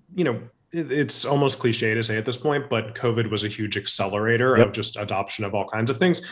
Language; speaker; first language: English; native; English